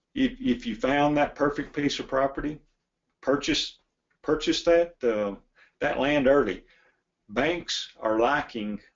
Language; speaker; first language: English; native; English